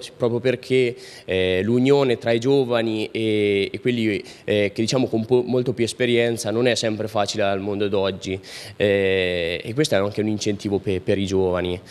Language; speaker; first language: Italian; native; Italian